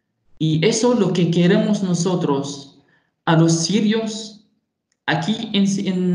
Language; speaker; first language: Spanish; non-native, fluent; Arabic